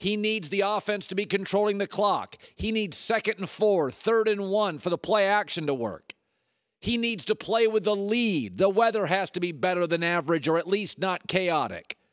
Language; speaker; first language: English; native; English